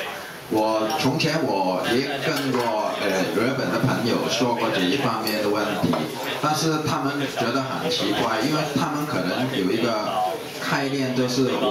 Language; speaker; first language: Chinese; non-native, local second language; Cantonese